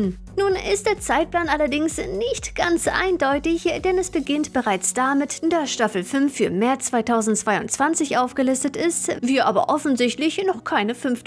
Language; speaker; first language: German; native; German